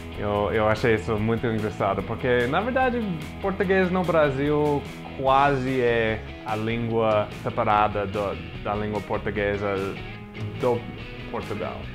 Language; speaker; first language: Portuguese; non-native, fluent; English